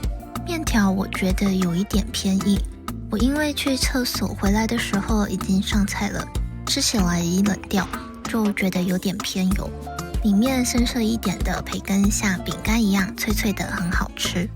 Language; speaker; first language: Chinese; native; Chinese